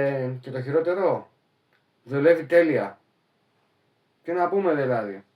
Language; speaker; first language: Greek; native; Greek